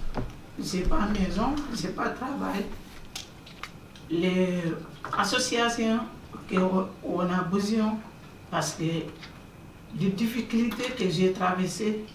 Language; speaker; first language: French; non-native, learner; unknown